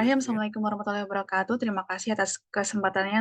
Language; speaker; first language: Indonesian; native; Indonesian